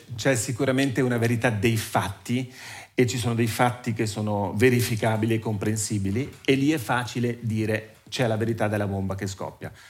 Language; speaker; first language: Italian; native; Italian